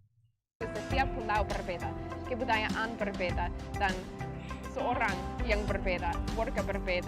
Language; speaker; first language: Indonesian; non-native, learner; English